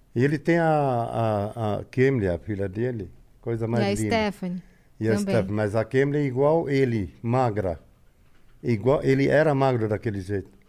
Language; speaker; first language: Portuguese; non-native, learner; Arabic